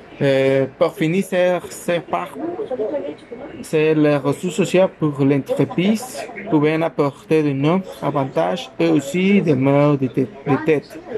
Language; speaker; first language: French; non-native, learner; Spanish